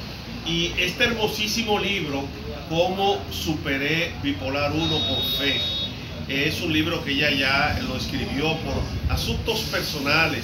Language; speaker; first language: Spanish; native; Spanish